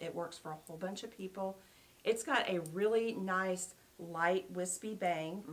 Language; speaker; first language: English; native; English